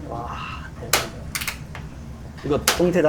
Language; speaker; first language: Korean; non-native, fluent; English